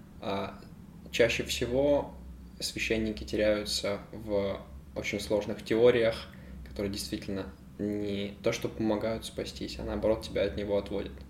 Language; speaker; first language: Russian; native; Russian